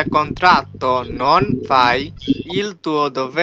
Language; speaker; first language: Italian; non-native, learner; Bangla